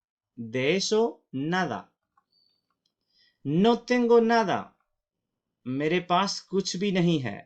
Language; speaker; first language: Spanish; non-native, fluent; Urdu